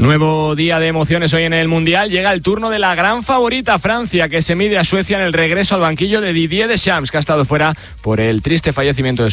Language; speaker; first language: Spanish; native; Spanish